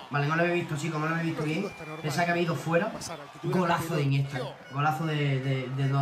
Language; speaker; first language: Spanish; native; Spanish